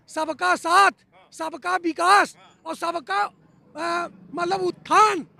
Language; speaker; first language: Hindi; native; Hindi